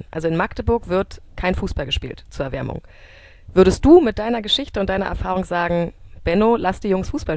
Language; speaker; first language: German; native; German